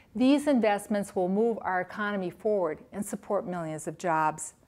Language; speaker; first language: English; native; English